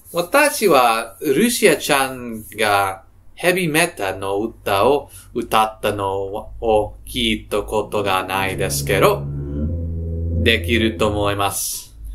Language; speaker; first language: Japanese; non-native, learner; English